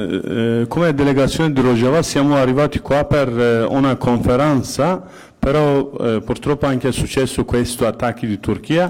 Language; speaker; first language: Italian; non-native, fluent; Kurdish